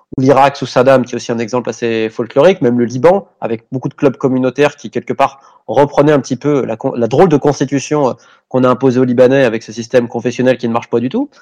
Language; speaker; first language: French; native; French